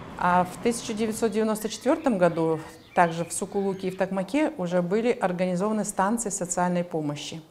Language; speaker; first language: Russian; native; Russian